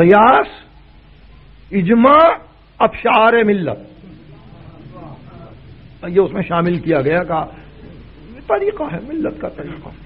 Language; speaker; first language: Urdu; native; Urdu